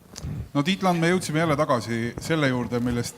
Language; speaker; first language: Estonian; native; Estonian